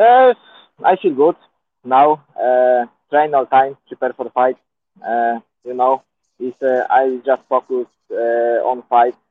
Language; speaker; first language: English; non-native, learner; Polish